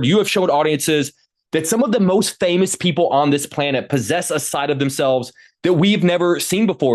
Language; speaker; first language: English; native; English